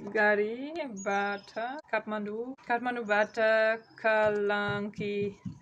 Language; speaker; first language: Nepali; non-native, learner; Dutch